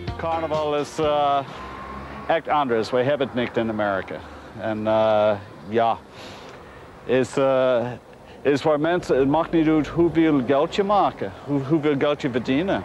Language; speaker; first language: Dutch; non-native, fluent; English